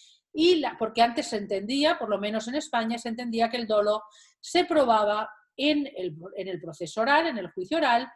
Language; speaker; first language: Spanish; native; Spanish